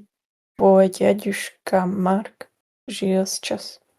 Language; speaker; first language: Russian; non-native, learner; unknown